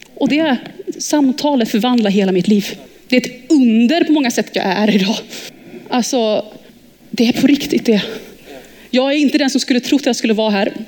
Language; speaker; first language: Swedish; early bilingual, heritage; Swedish